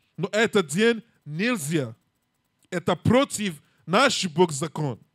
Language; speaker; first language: Russian; non-native, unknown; English